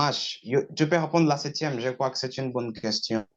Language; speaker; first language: French; non-native, learner; Portuguese